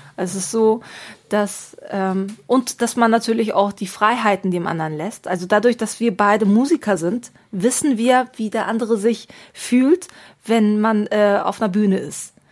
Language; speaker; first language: German; early bilingual, other home language; Turkish